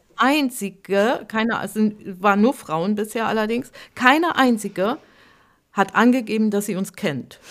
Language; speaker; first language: German; native; German